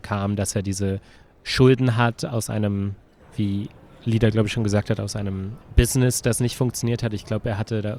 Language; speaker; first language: German; native; German